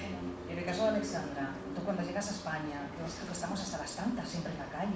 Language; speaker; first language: Spanish; native; Spanish